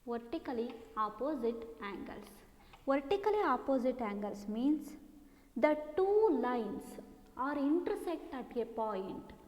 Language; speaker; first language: English; non-native, local second language; Kannada